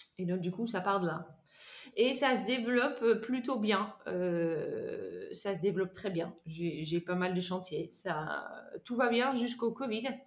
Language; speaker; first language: French; non-native, fluent; Dutch